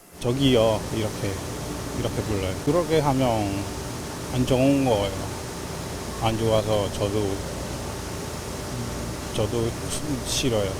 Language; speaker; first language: Korean; non-native, learner; Burmese